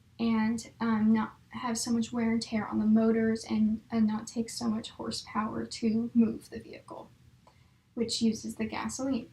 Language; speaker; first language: English; native; English